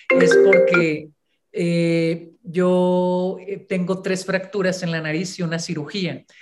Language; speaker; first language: Spanish; native; Spanish